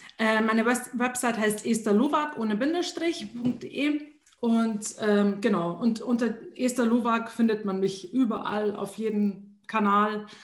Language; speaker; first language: German; early bilingual, other home language; Arabic